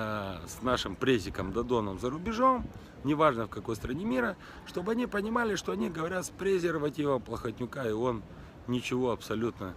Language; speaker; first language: Russian; native; Russian